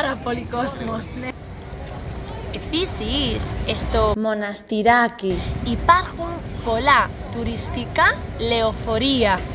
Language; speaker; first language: Greek; non-native, learner; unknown